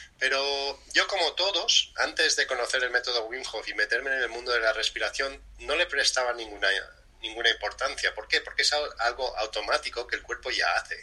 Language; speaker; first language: Spanish; early bilingual, other home language; English